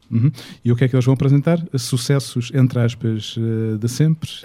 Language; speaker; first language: Portuguese; native; Portuguese